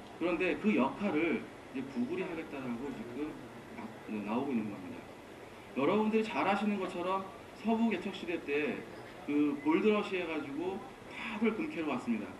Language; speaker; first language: Korean; native; Korean